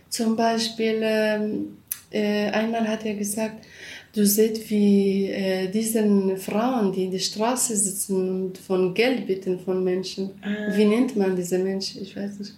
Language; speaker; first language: German; non-native, learner; Kurdish